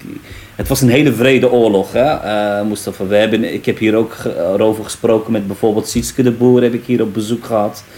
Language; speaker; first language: Dutch; early bilingual, other home language; Riffian